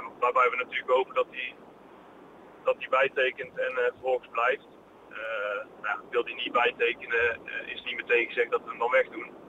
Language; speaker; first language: Dutch; native; Dutch